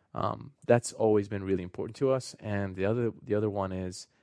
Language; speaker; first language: English; native; English